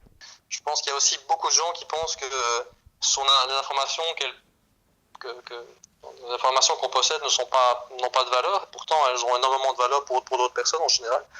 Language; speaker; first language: French; native; French